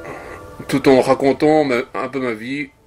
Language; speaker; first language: French; non-native, fluent; Japanese